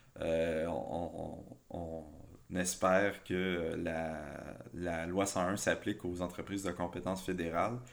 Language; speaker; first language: French; native; French